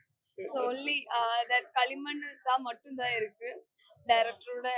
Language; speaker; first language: Tamil; non-native, learner; Malayalam